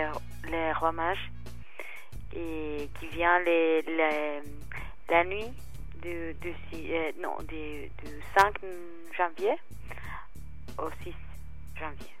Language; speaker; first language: French; non-native, learner; Spanish